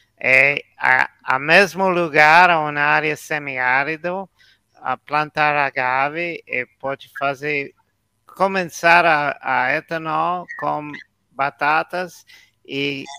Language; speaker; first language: Portuguese; non-native, learner; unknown